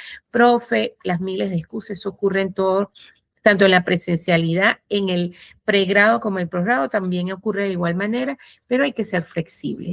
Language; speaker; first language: Spanish; native; Spanish